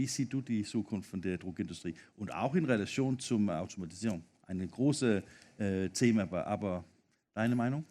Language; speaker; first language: German; non-native, fluent; Danish